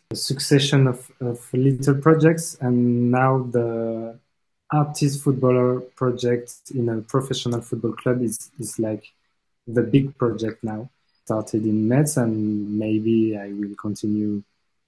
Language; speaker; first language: English; non-native, fluent; French